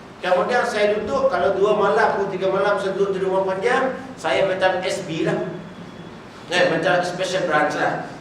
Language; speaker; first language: Malay; non-native, local second language; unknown